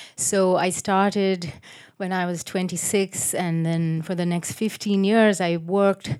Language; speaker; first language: English; native; English